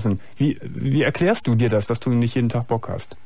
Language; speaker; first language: German; native; German